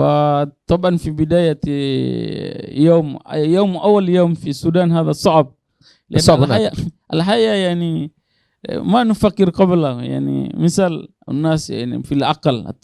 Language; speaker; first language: Arabic; non-native, learner; Indonesian